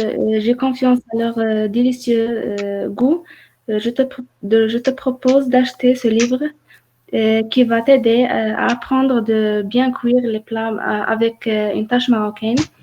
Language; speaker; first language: French; non-native, learner; Arabic